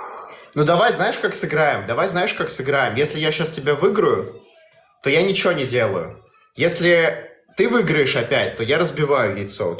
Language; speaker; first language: Russian; native; Russian